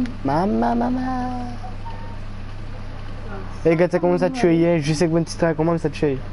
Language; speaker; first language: French; non-native, local second language; Réunion Creole French